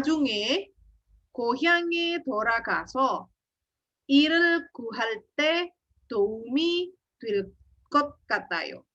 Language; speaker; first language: Korean; non-native, fluent; Indonesian